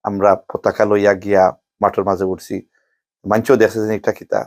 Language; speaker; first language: Bangla; early bilingual, other home language; Sylheti